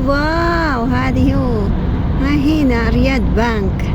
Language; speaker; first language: Arabic; non-native, learner; Filipino